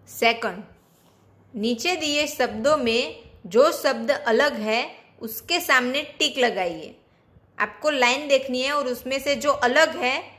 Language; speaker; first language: Hindi; non-native, local second language; Gujarati